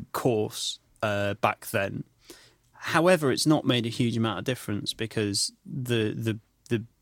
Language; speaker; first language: English; native; English